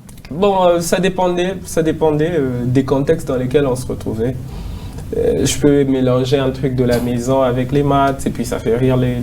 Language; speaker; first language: French; non-native, local second language; Swahili